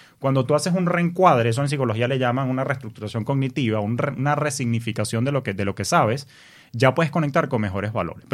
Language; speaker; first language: Spanish; native; Spanish